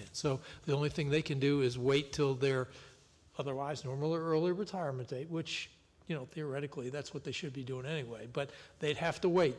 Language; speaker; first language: English; native; English